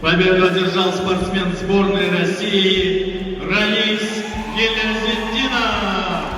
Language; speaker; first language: Russian; native; Russian